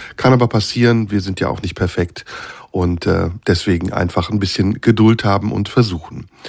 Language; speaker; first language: German; early bilingual, other home language; Turkish